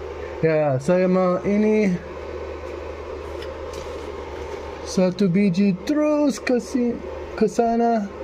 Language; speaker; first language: Indonesian; non-native, learner; English